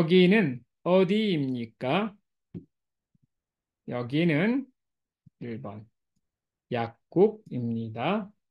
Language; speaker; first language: Korean; non-native, fluent; English